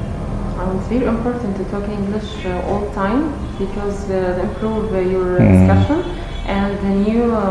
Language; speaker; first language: English; non-native, learner; Arabic